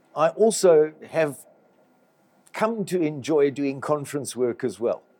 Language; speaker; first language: English; native; English